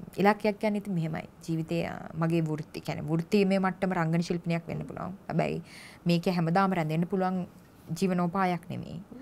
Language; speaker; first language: Sinhala; native; Sinhala